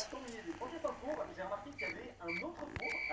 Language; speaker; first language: French; native; French